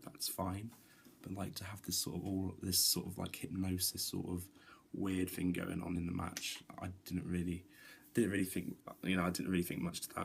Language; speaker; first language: English; native; English